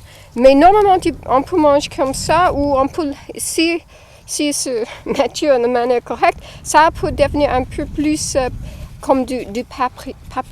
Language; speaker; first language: French; non-native, fluent; English